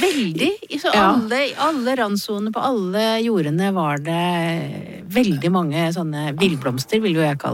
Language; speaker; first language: Norwegian; native; Norwegian